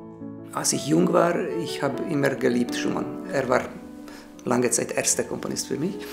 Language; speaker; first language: German; non-native, learner; Hungarian